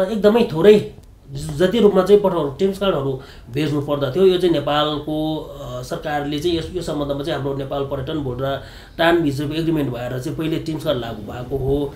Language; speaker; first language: Nepali; non-native, local second language; Sherpa